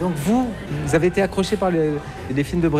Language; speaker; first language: French; native; French